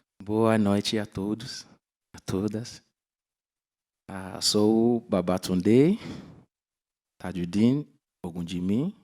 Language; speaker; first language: Portuguese; non-native, learner; Yoruba